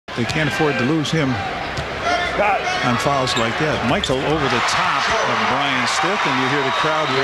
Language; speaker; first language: English; native; English